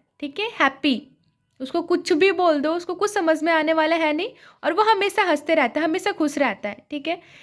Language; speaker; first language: Hindi; native; Hindi